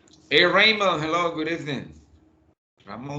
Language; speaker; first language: English; non-native, fluent; Spanish